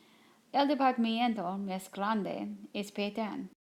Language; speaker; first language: Spanish; non-native, learner; English